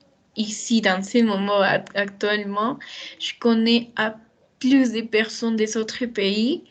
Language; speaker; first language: French; non-native, learner; Spanish